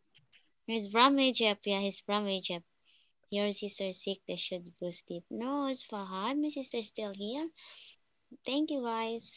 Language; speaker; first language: English; non-native, fluent; Filipino